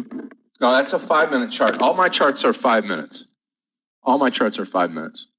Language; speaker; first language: English; native; English